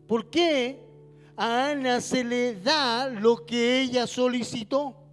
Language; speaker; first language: Spanish; native; Spanish